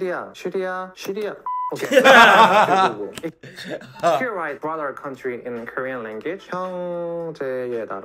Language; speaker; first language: English; non-native, fluent; Korean